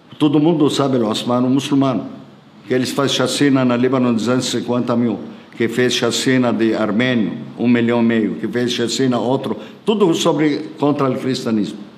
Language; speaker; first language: Portuguese; non-native, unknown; Arabic